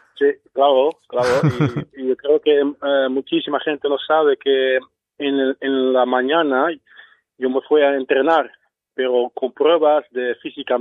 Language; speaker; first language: Spanish; non-native, fluent; Dutch